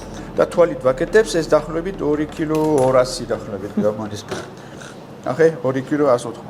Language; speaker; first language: Georgian; non-native, learner; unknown